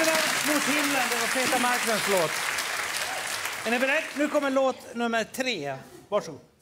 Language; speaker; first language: Swedish; native; Swedish